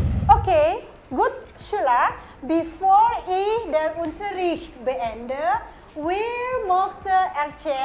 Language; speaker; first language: German; non-native, fluent; Indonesian